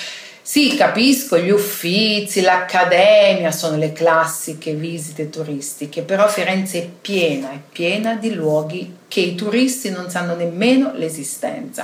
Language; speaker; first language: Italian; native; Italian